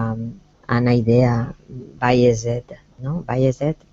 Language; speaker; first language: English; non-native, learner; Spanish